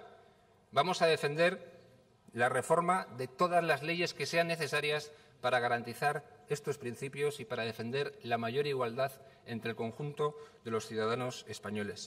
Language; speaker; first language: Spanish; native; Spanish